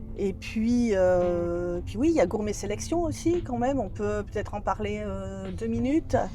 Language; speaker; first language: French; native; French